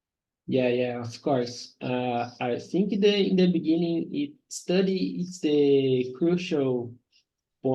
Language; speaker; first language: English; non-native, learner; Portuguese